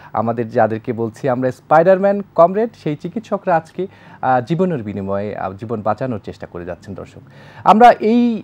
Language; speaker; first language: Bangla; native; Bangla